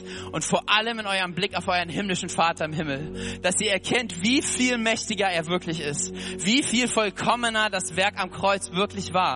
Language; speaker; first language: German; native; German